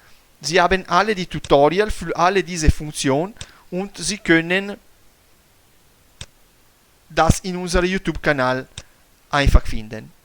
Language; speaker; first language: German; non-native, fluent; Italian